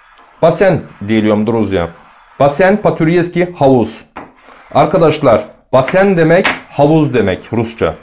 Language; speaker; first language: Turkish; native; Turkish